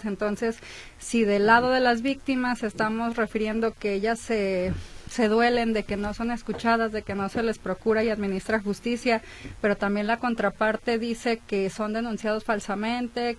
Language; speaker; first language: Spanish; native; Spanish